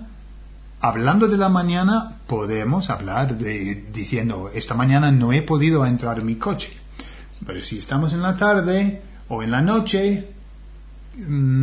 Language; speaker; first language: Spanish; non-native, fluent; English